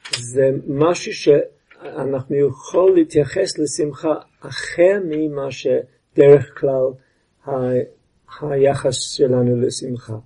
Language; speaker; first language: Hebrew; non-native, fluent; English